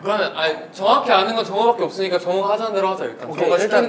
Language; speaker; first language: Korean; native; Korean